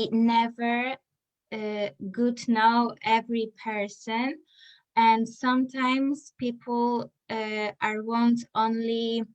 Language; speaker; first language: English; non-native, learner; Polish